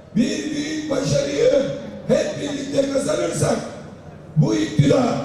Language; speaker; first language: Turkish; native; Turkish